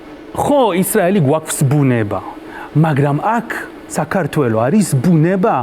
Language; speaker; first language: Georgian; non-native, learner; Hebrew